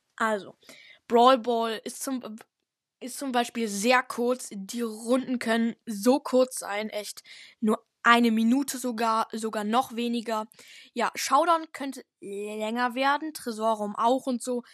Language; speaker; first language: German; native; German